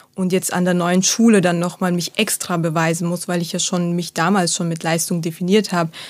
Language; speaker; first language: German; early bilingual, other home language; Turkish